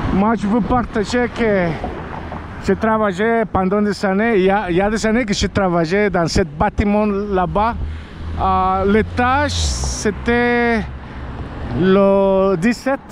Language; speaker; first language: French; non-native, learner; Spanish